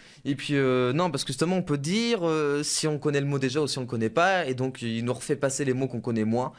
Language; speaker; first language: French; native; French